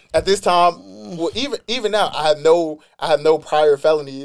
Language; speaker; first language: English; native; English